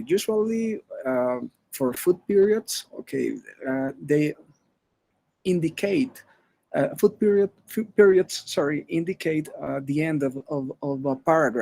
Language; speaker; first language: English; non-native, learner; Spanish